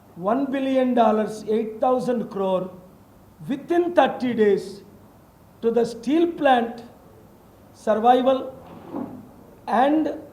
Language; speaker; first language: English; non-native, local second language; Telugu